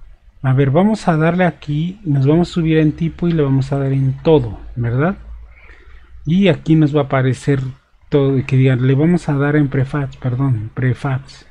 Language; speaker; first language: Spanish; native; Spanish